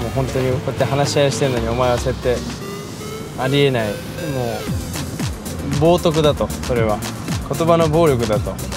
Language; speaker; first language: Japanese; native; Japanese